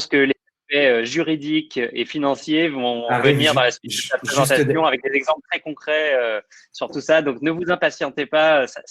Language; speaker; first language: French; native; French